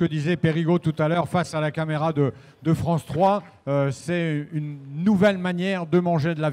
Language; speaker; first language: French; native; French